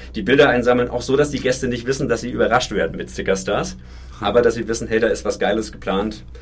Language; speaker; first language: German; native; German